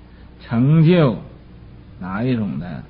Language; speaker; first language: Chinese; native; Chinese